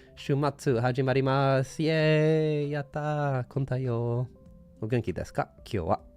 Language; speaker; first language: Japanese; non-native, learner; English